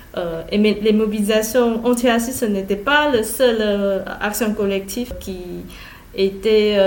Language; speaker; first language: French; non-native, fluent; Chinese